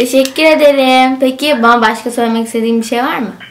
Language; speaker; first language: Turkish; native; Turkish